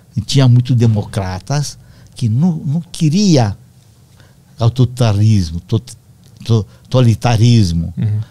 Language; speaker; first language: Portuguese; non-native, fluent; Romanian